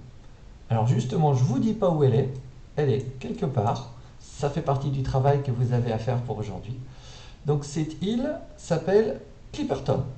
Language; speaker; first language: French; native; French